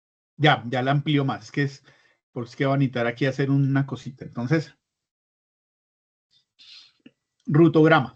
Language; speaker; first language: Spanish; native; Spanish